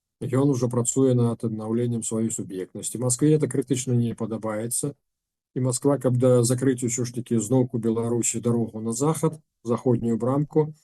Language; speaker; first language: Belarusian; non-native, local second language; Russian